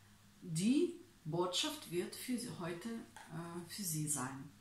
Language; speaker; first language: German; non-native, fluent; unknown